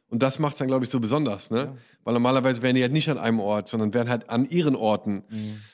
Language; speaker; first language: German; native; German